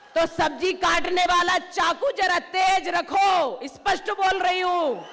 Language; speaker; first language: Hindi; native; Hindi